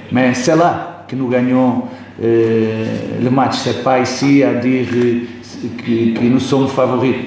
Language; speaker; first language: French; non-native, learner; Portuguese